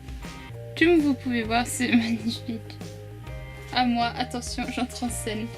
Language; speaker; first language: French; native; French